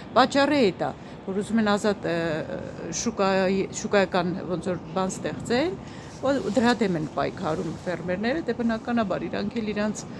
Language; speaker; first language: Armenian; native; Armenian